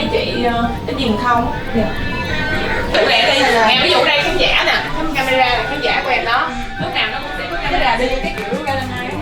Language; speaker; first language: Vietnamese; native; Vietnamese